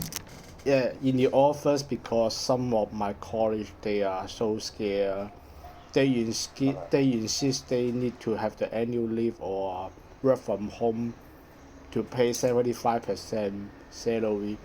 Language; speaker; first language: English; non-native, learner; Cantonese